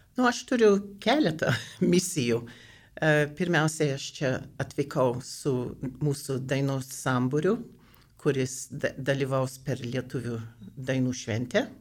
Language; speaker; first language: Lithuanian; early bilingual, heritage; Lithuanian